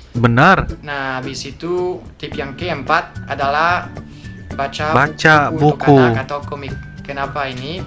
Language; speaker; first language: Indonesian; non-native, fluent; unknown